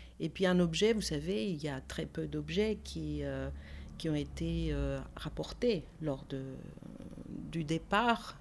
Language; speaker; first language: French; non-native, fluent; Greek